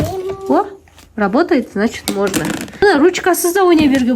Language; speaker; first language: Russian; non-native, local second language; Kazakh